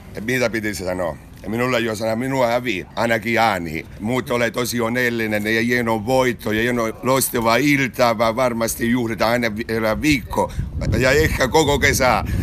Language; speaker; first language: Finnish; non-native, learner; Italian